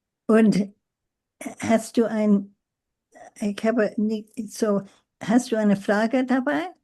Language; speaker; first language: German; non-native, learner; English